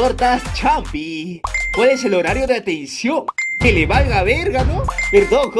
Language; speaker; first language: Spanish; native; Spanish